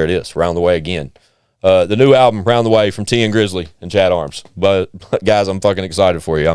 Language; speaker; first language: English; native; English